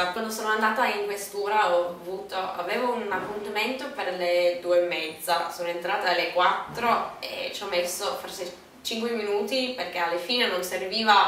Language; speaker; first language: Italian; non-native, fluent; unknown